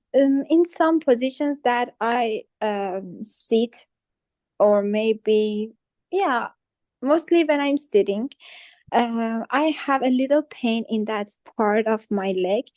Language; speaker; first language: English; non-native, fluent; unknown